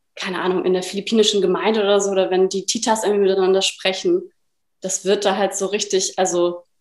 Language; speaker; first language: German; native; German